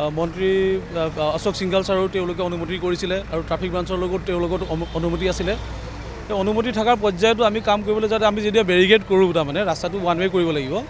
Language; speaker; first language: Assamese; native; Assamese